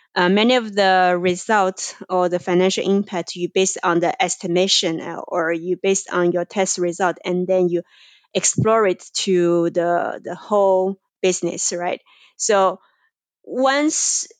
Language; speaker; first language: English; non-native, fluent; Chinese